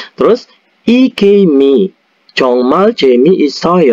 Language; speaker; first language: Korean; non-native, fluent; Indonesian